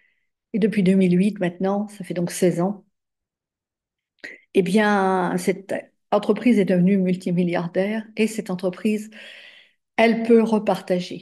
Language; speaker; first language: French; native; French